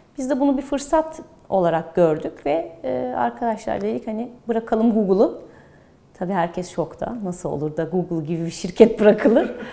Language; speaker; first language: Turkish; early bilingual, heritage; Turkish